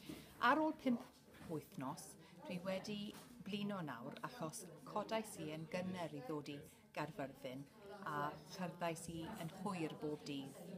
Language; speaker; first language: Welsh; non-native, learner; English